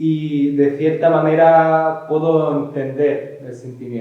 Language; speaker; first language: Spanish; non-native, fluent; Ukrainian